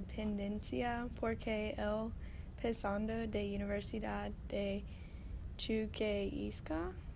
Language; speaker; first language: Spanish; non-native, learner; English